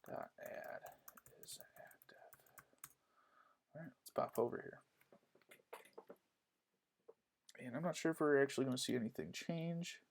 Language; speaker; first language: English; native; English